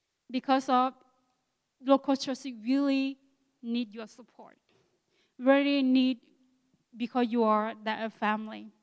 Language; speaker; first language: English; non-native, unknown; Akha